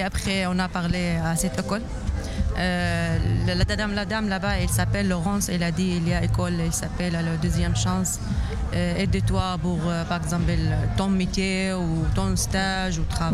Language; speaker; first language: French; non-native, learner; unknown